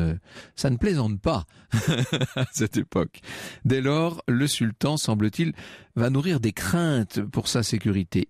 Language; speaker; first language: French; native; French